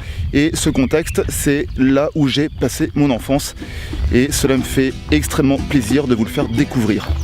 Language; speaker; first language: French; native; French